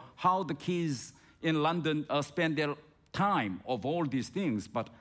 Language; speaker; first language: English; non-native, fluent; Korean